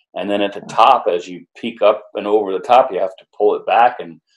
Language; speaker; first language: English; native; English